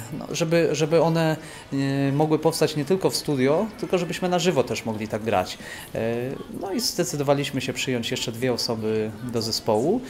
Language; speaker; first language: Polish; native; Polish